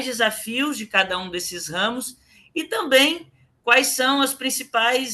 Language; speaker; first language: Portuguese; native; Portuguese